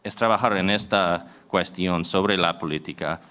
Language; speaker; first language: Spanish; non-native, fluent; English